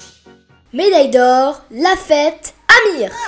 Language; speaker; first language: French; native; French